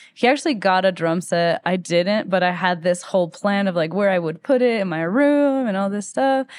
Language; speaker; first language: English; early bilingual, other home language; Spanish